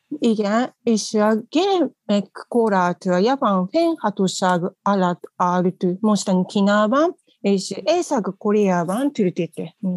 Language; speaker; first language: Hungarian; non-native, learner; Japanese